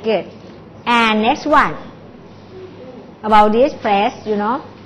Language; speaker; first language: English; non-native, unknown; Thai